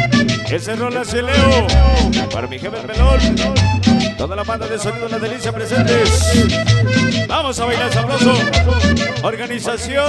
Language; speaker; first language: Spanish; native; Spanish